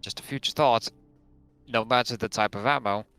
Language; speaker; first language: English; non-native, fluent; Latvian